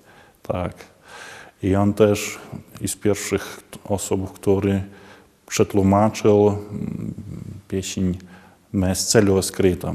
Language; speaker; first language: Polish; non-native, learner; Latvian